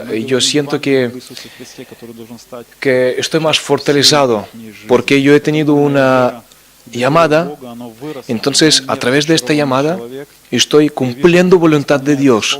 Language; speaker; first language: Spanish; non-native, fluent; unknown